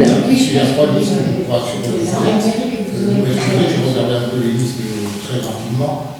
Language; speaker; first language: French; native; French